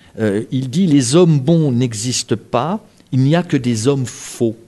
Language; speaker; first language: French; native; French